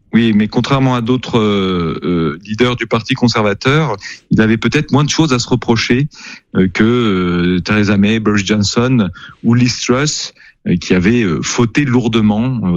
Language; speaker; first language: French; native; French